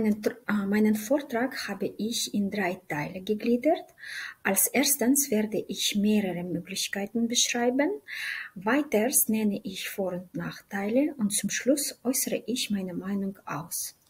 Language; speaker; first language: German; non-native, fluent; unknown